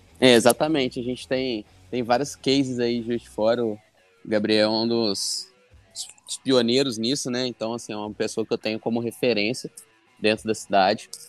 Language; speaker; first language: Portuguese; native; Portuguese